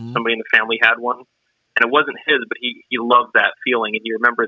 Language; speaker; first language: English; native; English